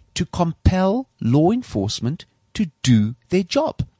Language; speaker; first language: English; native; English